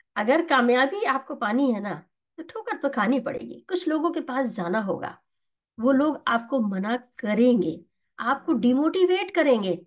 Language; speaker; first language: Hindi; native; Hindi